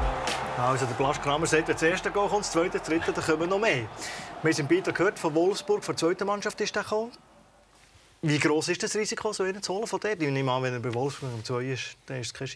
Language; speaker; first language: German; native; German